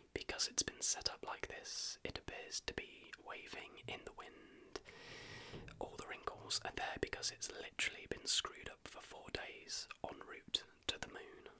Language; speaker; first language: English; native; English